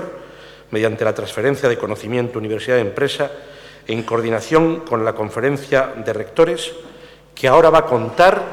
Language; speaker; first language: Spanish; native; Spanish